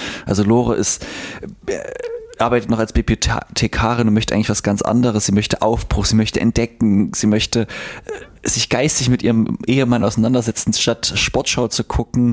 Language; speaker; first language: German; native; German